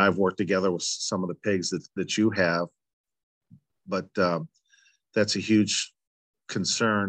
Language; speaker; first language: English; native; English